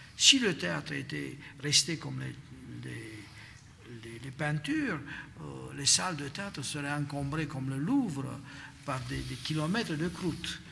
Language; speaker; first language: French; non-native, fluent; Romanian